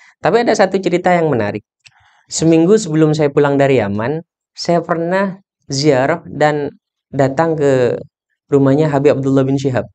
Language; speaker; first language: Indonesian; non-native, local second language; Madurese